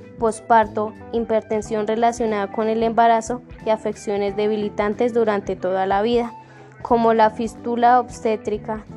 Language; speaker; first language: Spanish; native; Spanish